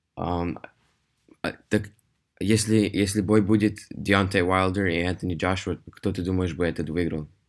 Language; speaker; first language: Russian; early bilingual, heritage; Russian